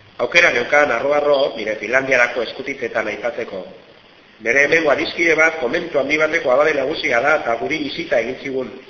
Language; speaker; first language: Basque; non-native, fluent; Finnish